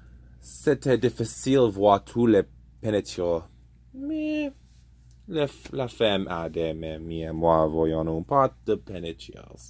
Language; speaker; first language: French; non-native, learner; English